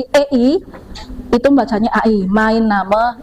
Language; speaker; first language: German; non-native, fluent; Indonesian